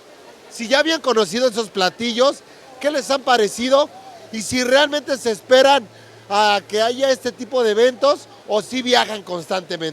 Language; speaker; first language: Spanish; native; Spanish